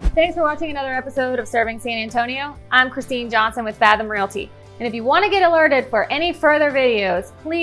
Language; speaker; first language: English; native; English